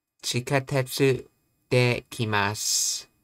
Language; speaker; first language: Japanese; non-native, learner; English